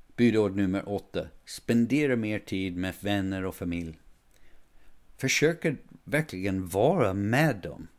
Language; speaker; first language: Swedish; non-native, fluent; English